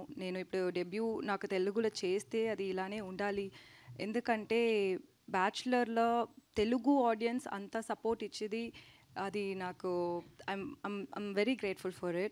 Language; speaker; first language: Telugu; non-native, learner; Tamil